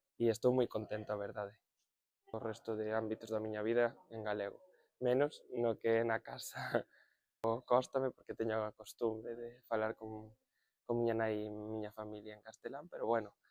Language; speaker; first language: Galician; non-native, local second language; Spanish